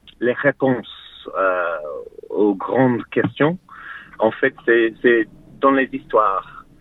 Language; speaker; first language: French; non-native, fluent; English